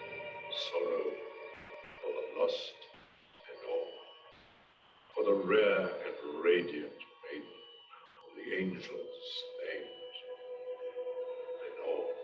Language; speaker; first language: English; native; English